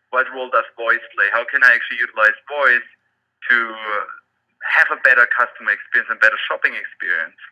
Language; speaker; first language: English; non-native, fluent; German